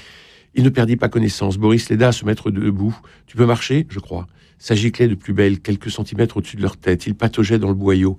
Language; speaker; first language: French; native; French